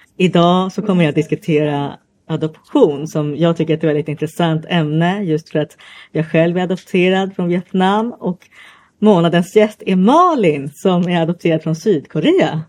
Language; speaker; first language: Swedish; native; Swedish